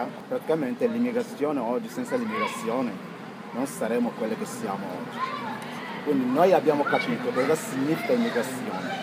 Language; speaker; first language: Italian; non-native, fluent; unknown